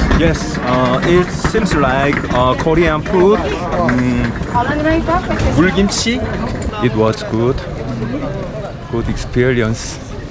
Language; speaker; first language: English; non-native, learner; Korean